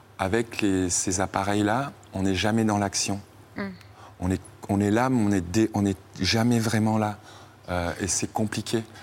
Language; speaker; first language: French; native; French